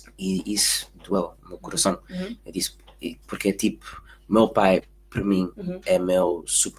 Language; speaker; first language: Portuguese; early bilingual, heritage; Portuguese